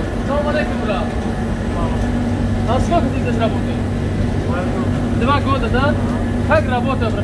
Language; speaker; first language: Russian; non-native, learner; Tajik